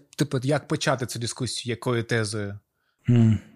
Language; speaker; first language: Ukrainian; non-native, local second language; Russian